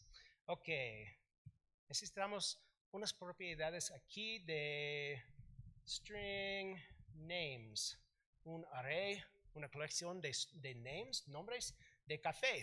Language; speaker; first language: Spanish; non-native, learner; English